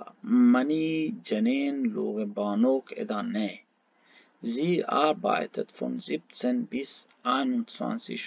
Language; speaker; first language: German; non-native, learner; Baluchi